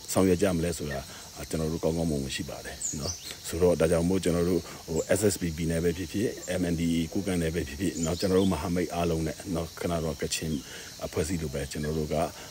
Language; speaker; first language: Burmese; non-native, local second language; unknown